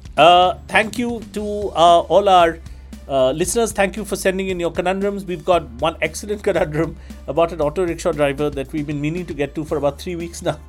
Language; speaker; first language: English; non-native, local second language; Bangla